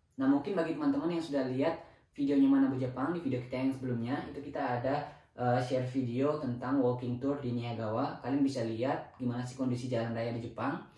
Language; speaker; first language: Indonesian; native; Indonesian